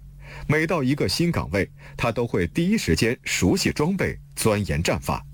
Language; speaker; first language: Chinese; native; Chinese